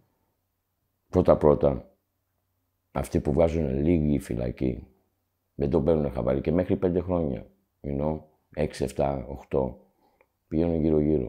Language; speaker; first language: Greek; early bilingual, heritage; Greek